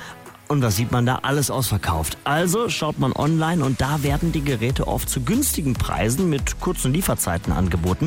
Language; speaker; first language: German; native; German